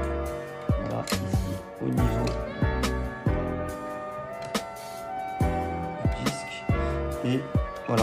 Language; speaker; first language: French; native; French